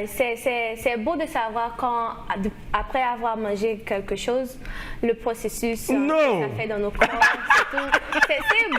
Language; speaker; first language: French; non-native, local second language; Haitian Creole